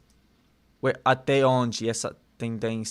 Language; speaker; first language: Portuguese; non-native, learner; English